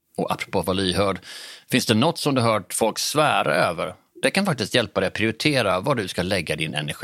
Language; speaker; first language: Swedish; native; Swedish